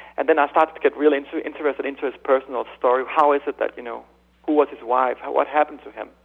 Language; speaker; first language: English; non-native, fluent; Danish